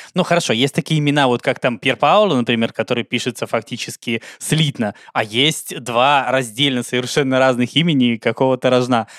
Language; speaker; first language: Russian; native; Russian